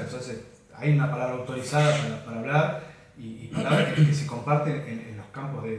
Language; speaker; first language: Spanish; native; Spanish